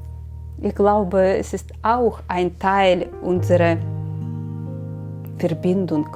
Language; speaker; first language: German; non-native, learner; Ukrainian